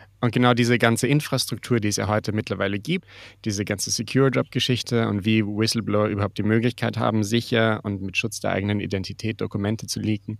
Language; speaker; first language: German; native; German